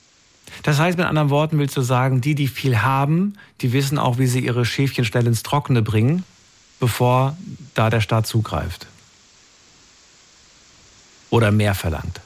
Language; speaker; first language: German; native; German